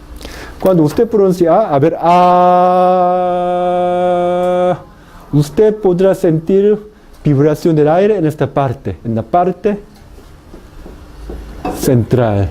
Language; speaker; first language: Spanish; non-native, fluent; Korean